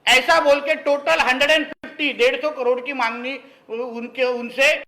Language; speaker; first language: Hindi; non-native, local second language; Marathi